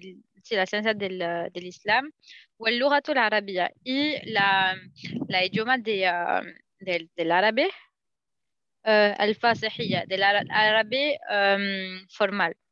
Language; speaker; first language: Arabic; non-native, learner; Spanish